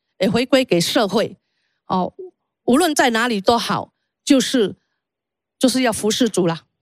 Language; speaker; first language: Chinese; early bilingual, heritage; Chinese